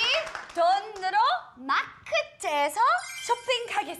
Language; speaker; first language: Korean; non-native, learner; English